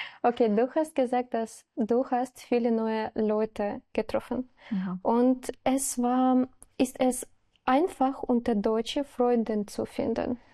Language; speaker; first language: German; non-native, learner; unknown